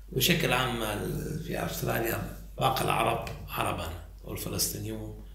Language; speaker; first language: Arabic; early bilingual, other home language; Italian